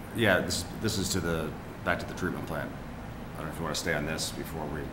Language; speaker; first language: English; native; English